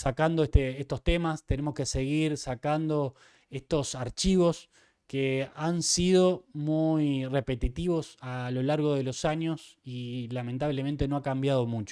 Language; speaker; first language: Spanish; native; Spanish